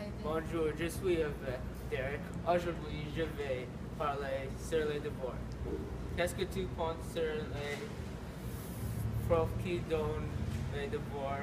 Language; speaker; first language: French; non-native, learner; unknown